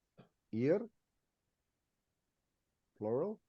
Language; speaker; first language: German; non-native, fluent; English